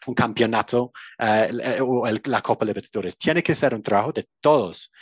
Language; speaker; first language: Spanish; non-native, fluent; English